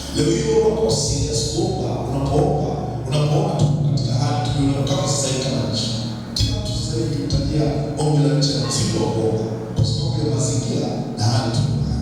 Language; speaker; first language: Swahili; non-native, local second language; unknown